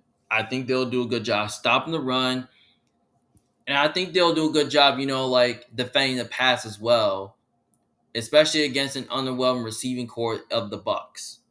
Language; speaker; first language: English; native; English